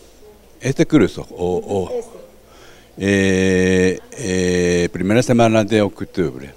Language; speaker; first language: Spanish; non-native, learner; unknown